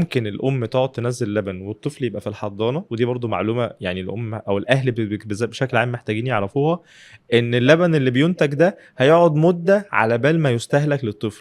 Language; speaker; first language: Arabic; native; Arabic